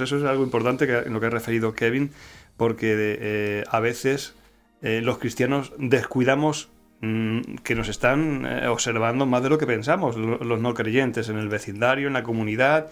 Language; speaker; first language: Spanish; native; Spanish